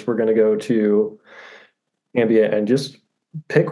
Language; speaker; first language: English; native; English